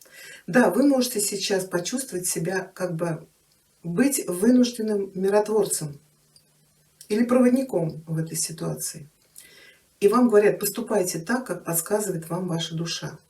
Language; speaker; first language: Russian; native; Russian